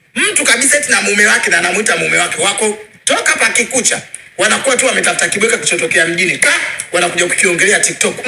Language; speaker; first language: Swahili; native; Swahili